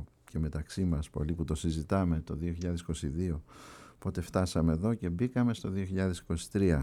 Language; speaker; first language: Greek; native; Greek